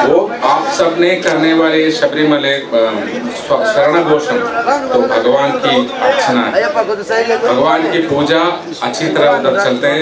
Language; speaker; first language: Hindi; non-native, local second language; Telugu